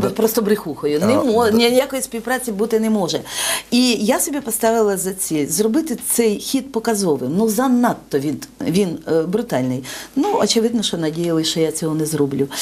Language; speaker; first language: Ukrainian; native; Ukrainian